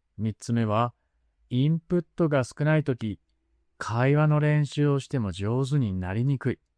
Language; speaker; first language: Japanese; native; Japanese